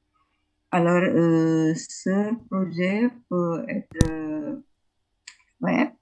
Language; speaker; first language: French; non-native, fluent; Indonesian